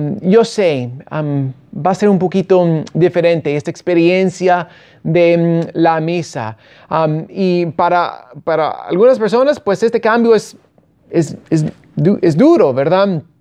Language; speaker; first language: Spanish; non-native, fluent; English